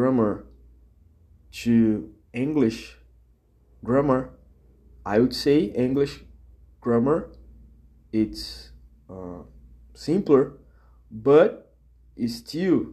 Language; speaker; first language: English; non-native, fluent; Portuguese